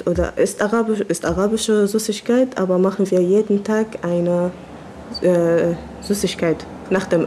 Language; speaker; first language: German; non-native, learner; Arabic